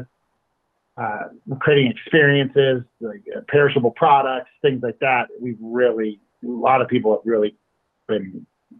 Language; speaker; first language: English; native; English